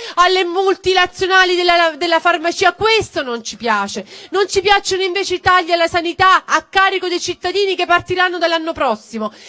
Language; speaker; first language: Italian; native; Italian